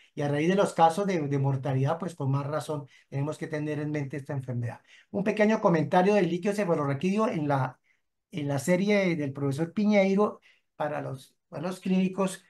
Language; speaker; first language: Spanish; native; Spanish